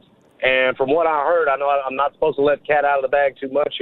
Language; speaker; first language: English; native; English